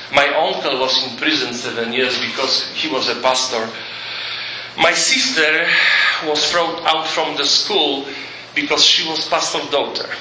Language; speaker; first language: English; non-native, fluent; Polish